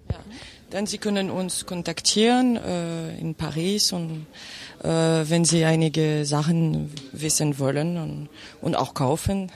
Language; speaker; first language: German; non-native, fluent; French